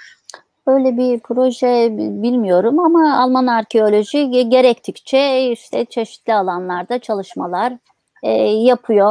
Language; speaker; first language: Turkish; native; Turkish